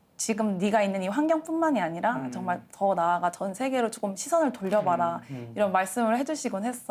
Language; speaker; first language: Korean; native; Korean